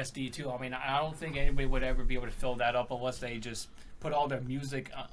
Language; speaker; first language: English; native; English